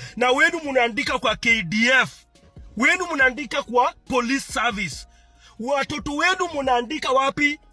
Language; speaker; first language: Swahili; non-native, local second language; Luo (Kenya and Tanzania)